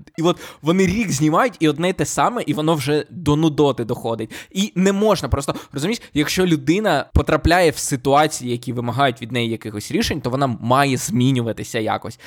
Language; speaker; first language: Ukrainian; native; Ukrainian